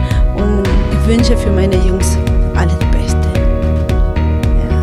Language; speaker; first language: German; non-native, learner; Spanish